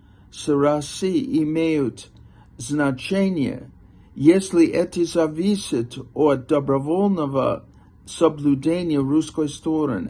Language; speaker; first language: Russian; non-native, fluent; English